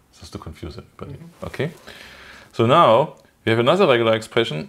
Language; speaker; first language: English; non-native, fluent; German